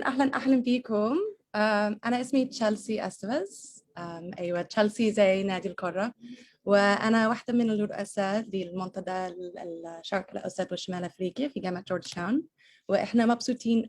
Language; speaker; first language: Arabic; non-native, fluent; English